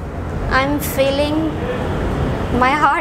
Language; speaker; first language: English; non-native, learner; Hindi